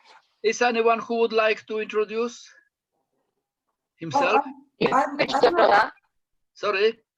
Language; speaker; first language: English; non-native, fluent; Polish